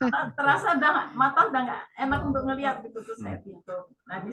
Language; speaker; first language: Indonesian; native; Indonesian